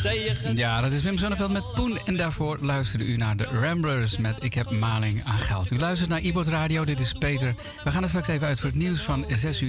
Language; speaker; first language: Dutch; native; Dutch